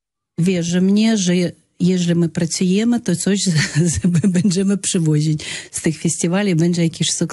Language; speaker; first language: Polish; non-native, learner; Russian